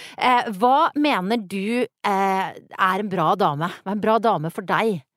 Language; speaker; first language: Norwegian; native; Norwegian